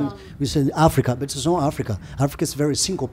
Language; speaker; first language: English; non-native, learner; Portuguese